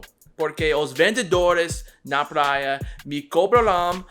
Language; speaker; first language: Portuguese; non-native, learner; English